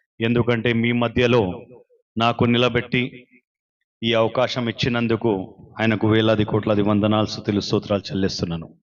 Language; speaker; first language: Telugu; non-native, local second language; Urdu